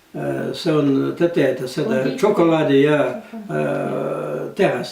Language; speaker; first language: Estonian; non-native, learner; Russian